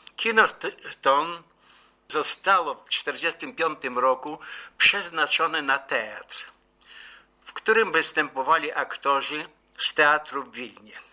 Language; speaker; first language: Polish; native; Polish